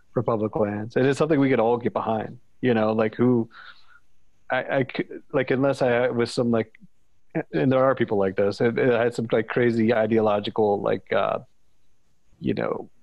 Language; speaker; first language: English; native; English